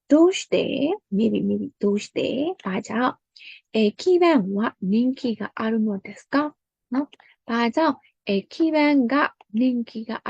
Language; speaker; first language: Japanese; non-native, fluent; Burmese